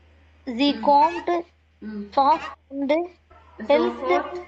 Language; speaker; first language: German; non-native, learner; Tamil